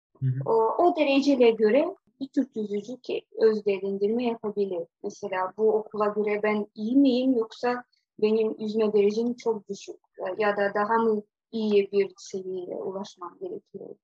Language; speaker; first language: Turkish; non-native, fluent; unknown